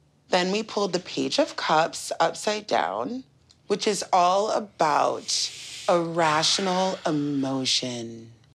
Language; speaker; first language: English; native; English